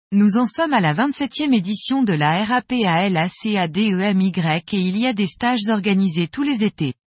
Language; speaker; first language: French; native; French